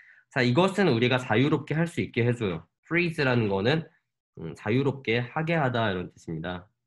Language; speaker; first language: Korean; native; Korean